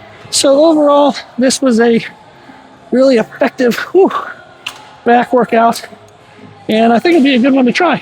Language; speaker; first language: English; native; English